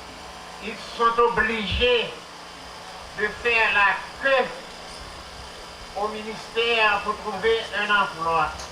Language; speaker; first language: French; non-native, local second language; Haitian Creole